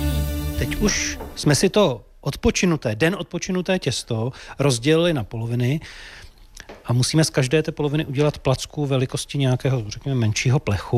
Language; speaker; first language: Czech; native; Czech